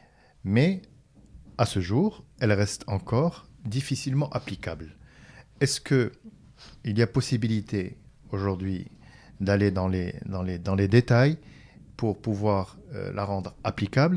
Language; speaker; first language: French; non-native, local second language; Arabic